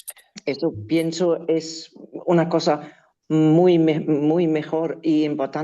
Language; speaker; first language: Spanish; non-native, learner; German